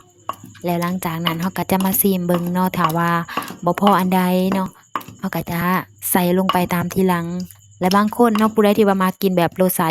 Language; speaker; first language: Thai; non-native, local second language; Lao